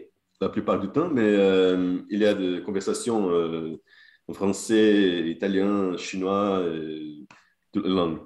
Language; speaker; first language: French; non-native, fluent; Portuguese